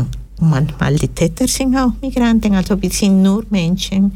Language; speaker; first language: German; non-native, fluent; Spanish